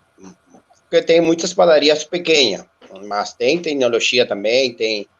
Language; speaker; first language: Portuguese; non-native, learner; Spanish